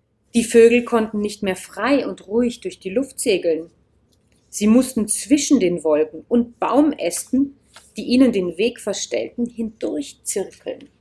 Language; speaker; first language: German; native; German